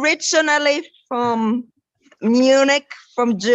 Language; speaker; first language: English; non-native, fluent; German